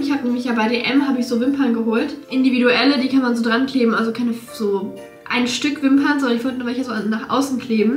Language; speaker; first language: German; native; German